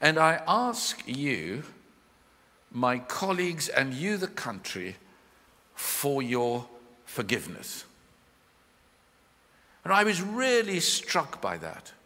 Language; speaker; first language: English; native; English